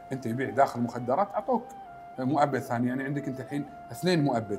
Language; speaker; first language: Arabic; native; Arabic